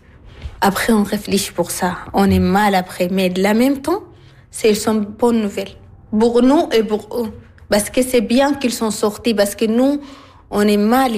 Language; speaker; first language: French; non-native, learner; Arabic